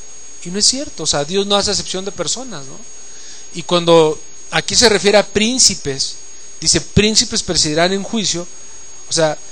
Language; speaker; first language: Spanish; native; Spanish